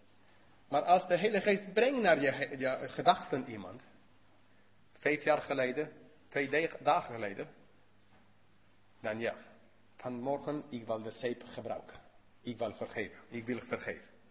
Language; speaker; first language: Dutch; non-native, learner; English